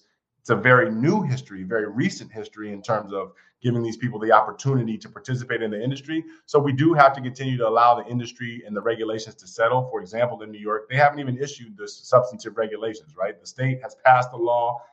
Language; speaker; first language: English; native; English